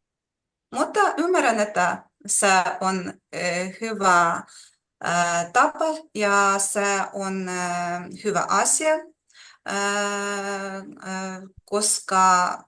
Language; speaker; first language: Finnish; non-native, learner; Russian